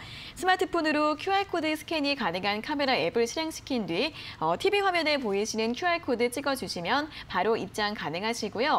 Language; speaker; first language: Korean; native; Korean